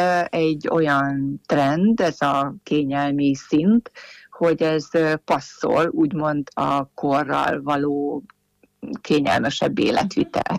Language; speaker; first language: Hungarian; native; Hungarian